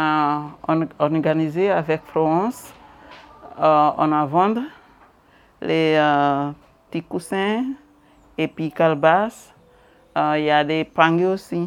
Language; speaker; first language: French; non-native, learner; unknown